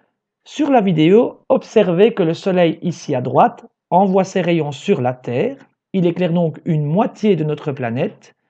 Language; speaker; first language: French; native; French